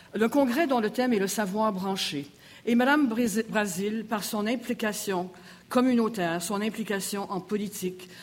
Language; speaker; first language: French; native; French